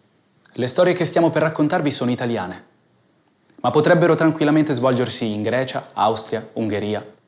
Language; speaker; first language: Italian; native; Italian